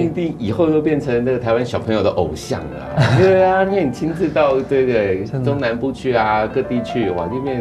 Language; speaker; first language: Chinese; native; Chinese